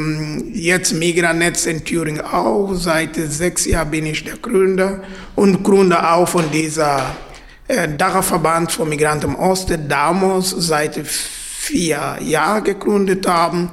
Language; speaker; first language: German; non-native, fluent; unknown